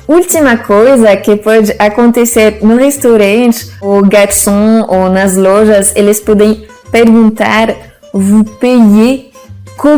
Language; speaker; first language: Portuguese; non-native, fluent; French